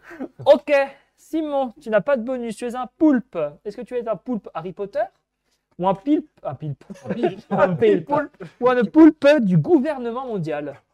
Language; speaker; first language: French; native; French